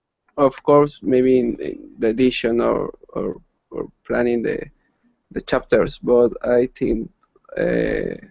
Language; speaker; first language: English; non-native, learner; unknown